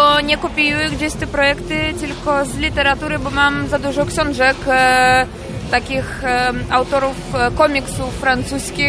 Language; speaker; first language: Polish; non-native, fluent; Ukrainian